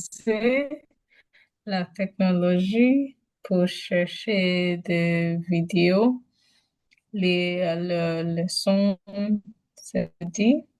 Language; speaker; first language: French; non-native, learner; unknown